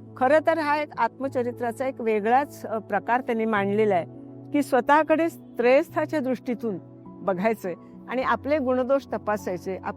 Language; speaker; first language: Marathi; native; Marathi